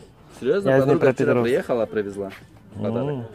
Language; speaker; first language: Russian; non-native, learner; Turkish